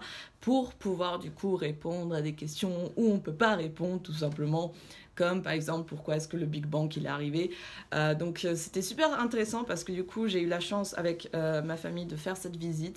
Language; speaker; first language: French; early bilingual, other home language; Russian